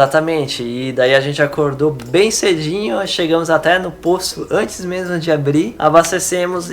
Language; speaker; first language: Portuguese; native; Portuguese